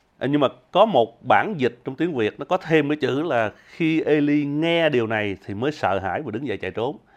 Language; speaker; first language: Vietnamese; early bilingual, heritage; Vietnamese